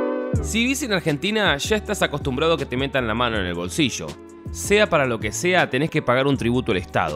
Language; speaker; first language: Spanish; native; Spanish